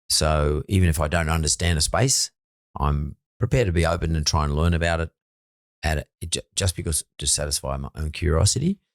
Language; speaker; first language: English; native; English